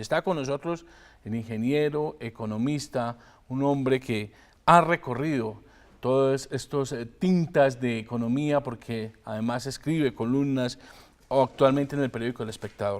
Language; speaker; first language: Spanish; native; Spanish